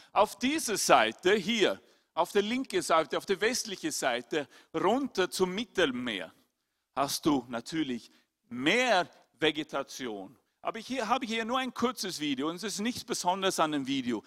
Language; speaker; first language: German; non-native, fluent; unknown